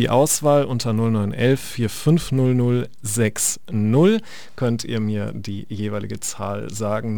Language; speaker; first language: German; native; German